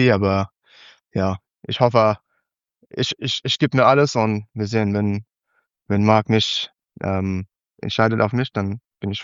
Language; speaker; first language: German; non-native, learner; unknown